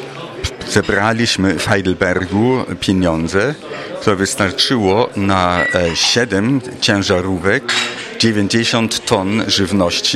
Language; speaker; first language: Polish; non-native, fluent; German